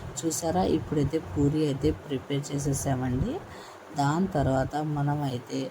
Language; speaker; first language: Telugu; non-native, local second language; Urdu